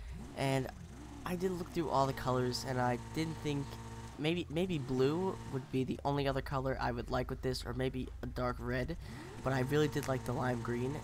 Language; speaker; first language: English; native; English